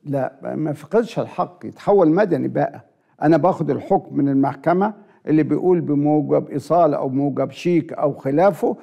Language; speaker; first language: Arabic; native; Arabic